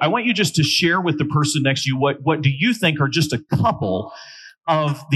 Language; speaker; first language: English; native; English